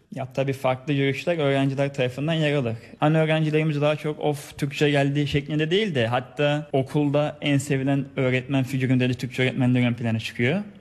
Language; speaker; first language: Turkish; native; Turkish